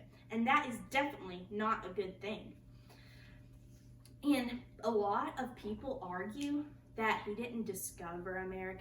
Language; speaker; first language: English; native; English